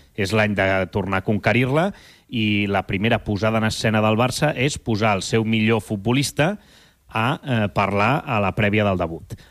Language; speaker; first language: Catalan; native; Catalan